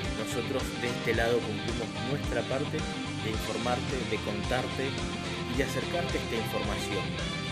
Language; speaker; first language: Spanish; native; Spanish